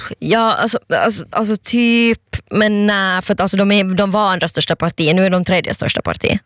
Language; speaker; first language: Swedish; native; Swedish